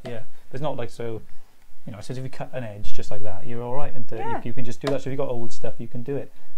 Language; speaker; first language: English; native; English